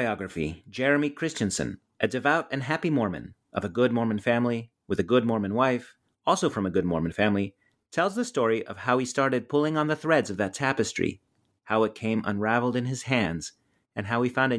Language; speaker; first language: English; native; English